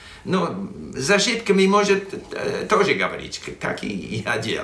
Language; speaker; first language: Russian; non-native, fluent; English